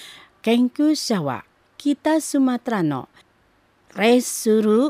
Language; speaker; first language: Japanese; non-native, fluent; Indonesian